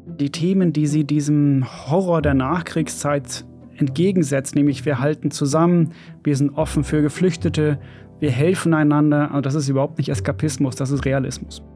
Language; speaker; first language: German; non-native, fluent; Swedish